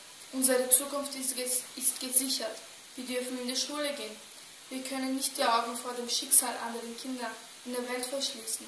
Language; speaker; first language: German; early bilingual, other home language; Turkish